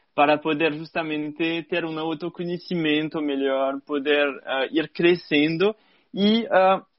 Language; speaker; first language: Portuguese; non-native, fluent; French